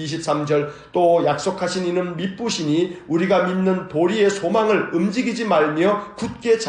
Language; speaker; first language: Korean; native; Korean